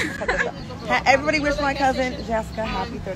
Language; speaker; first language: English; native; English